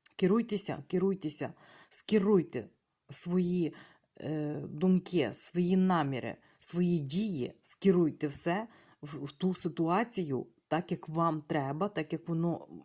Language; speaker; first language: Ukrainian; non-native, local second language; Russian